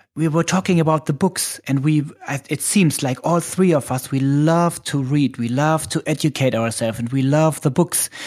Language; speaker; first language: English; non-native, fluent; German